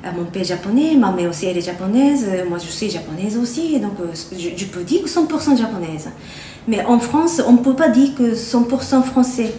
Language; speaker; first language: French; non-native, fluent; Japanese